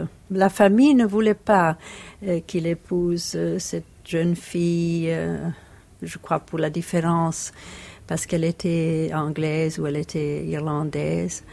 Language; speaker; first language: French; non-native, fluent; Italian